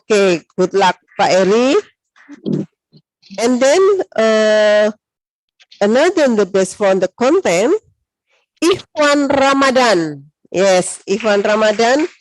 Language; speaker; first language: English; non-native, learner; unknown